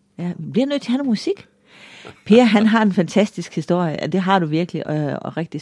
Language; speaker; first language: Danish; native; Danish